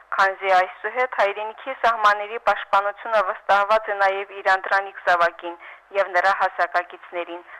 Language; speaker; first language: Armenian; native; Armenian